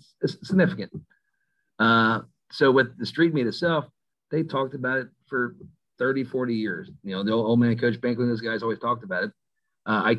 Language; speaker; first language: English; native; English